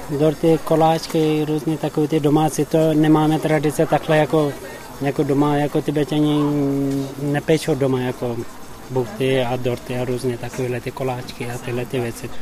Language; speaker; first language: Czech; non-native, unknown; Tibetan